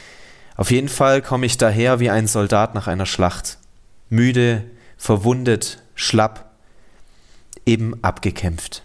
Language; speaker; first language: German; native; German